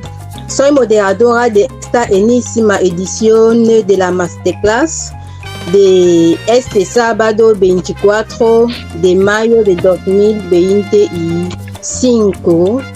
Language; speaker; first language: Spanish; non-native, fluent; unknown